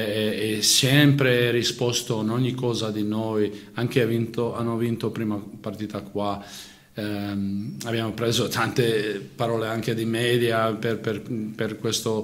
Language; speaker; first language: Italian; non-native, fluent; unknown